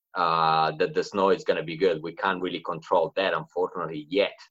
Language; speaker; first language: English; non-native, fluent; Italian